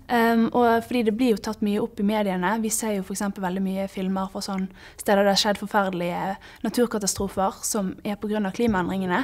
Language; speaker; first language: Norwegian; non-native, fluent; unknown